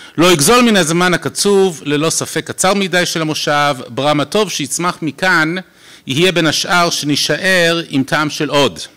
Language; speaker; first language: Hebrew; native; Hebrew